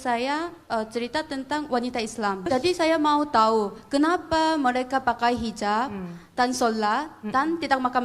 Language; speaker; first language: Indonesian; non-native, fluent; Korean